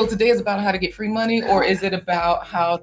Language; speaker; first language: English; native; English